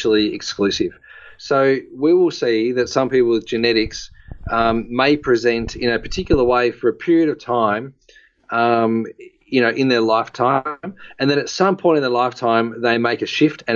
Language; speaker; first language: English; native; English